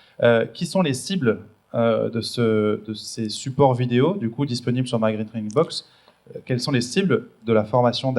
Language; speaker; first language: French; native; French